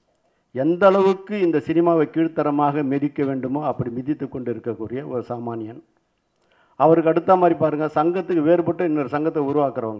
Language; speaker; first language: Tamil; native; Tamil